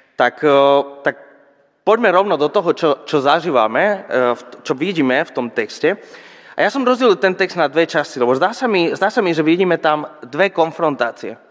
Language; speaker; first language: Slovak; non-native, fluent; Spanish